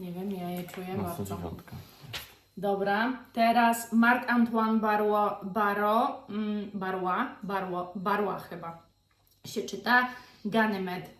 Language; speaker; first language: Polish; native; Polish